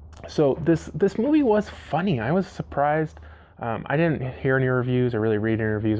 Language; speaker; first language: English; native; English